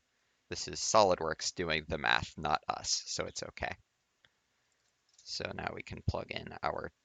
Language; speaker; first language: English; native; English